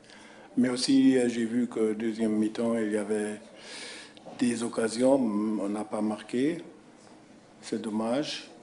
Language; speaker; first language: French; non-native, fluent; German